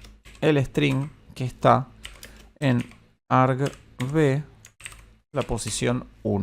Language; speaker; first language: Spanish; native; Spanish